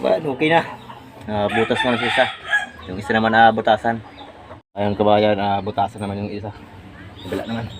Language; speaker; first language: Filipino; non-native, local second language; Bikol